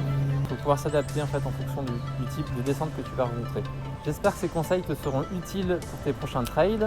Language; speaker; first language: French; native; French